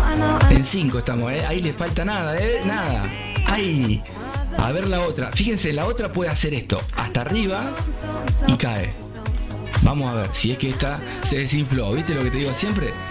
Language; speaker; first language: Spanish; native; Spanish